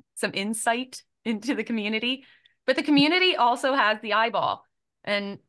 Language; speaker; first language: English; native; English